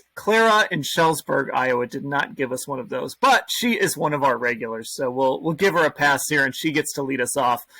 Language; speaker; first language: English; native; English